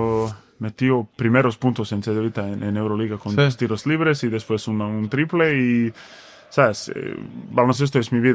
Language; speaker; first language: Spanish; non-native, fluent; Bosnian